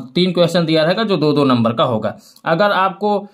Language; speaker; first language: Hindi; native; Hindi